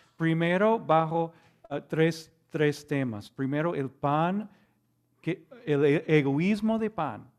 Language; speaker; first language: Spanish; non-native, fluent; English